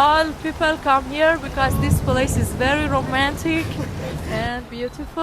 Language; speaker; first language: English; non-native, learner; Persian